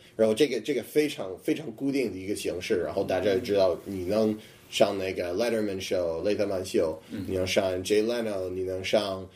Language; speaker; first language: Chinese; non-native, fluent; English